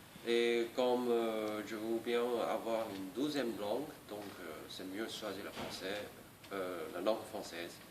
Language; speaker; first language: French; non-native, learner; Chinese